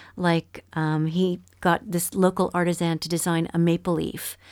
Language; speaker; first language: English; native; English